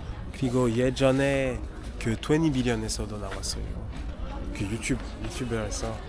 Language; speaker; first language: Korean; non-native, learner; French